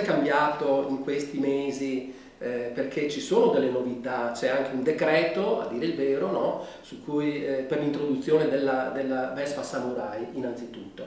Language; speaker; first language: Italian; native; Italian